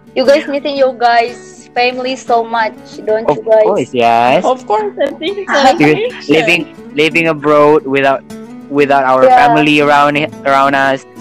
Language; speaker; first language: English; non-native, fluent; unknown